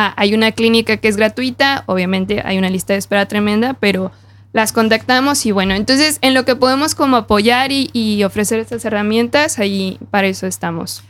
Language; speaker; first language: Spanish; native; Spanish